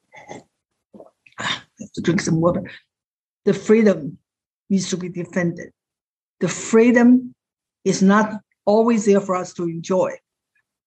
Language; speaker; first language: English; non-native, fluent; Chinese